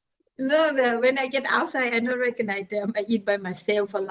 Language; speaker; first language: English; non-native, learner; Thai